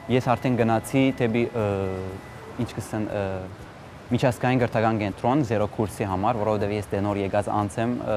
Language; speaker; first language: Armenian; early bilingual, heritage; Armenian